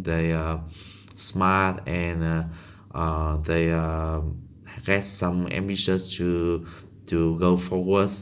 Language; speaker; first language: English; non-native, learner; Vietnamese